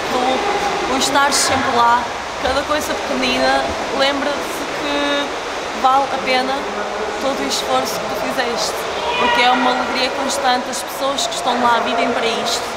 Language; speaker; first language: Portuguese; early bilingual, other home language; Ukrainian